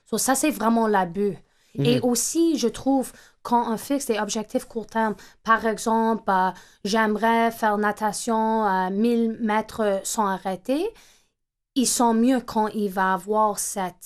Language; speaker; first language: French; non-native, fluent; English